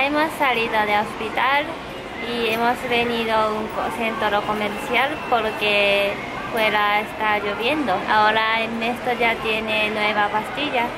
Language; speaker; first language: Spanish; non-native, fluent; Japanese